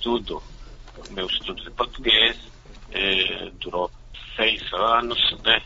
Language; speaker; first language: Portuguese; non-native, fluent; Chinese